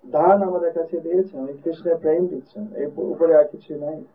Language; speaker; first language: Bangla; non-native, fluent; English